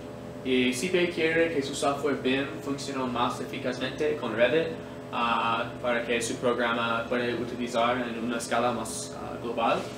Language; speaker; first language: Spanish; non-native, learner; English